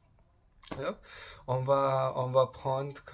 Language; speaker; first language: French; non-native, learner; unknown